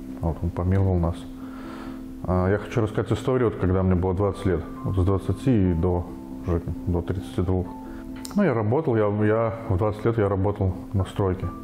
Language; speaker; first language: Russian; native; Russian